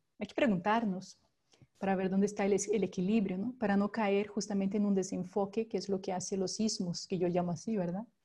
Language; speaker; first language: Spanish; non-native, fluent; Portuguese